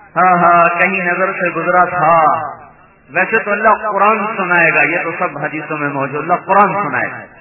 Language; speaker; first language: Urdu; non-native, local second language; Punjabi